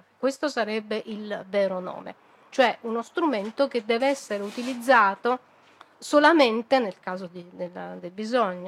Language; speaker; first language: Italian; native; Italian